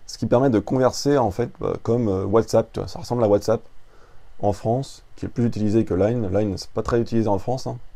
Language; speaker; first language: French; native; French